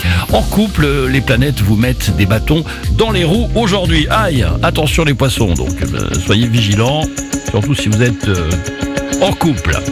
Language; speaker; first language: French; native; French